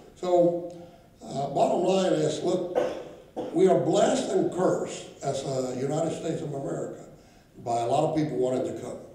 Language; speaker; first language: English; non-native, fluent; Spanish